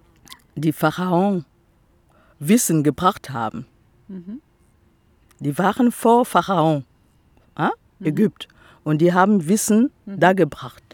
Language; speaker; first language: German; non-native, fluent; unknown